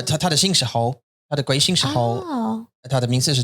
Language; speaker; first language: Chinese; non-native, learner; English